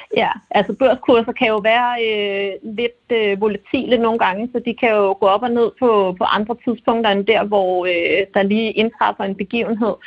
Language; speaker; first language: Danish; native; Danish